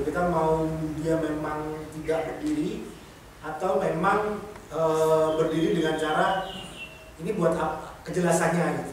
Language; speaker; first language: Indonesian; native; Indonesian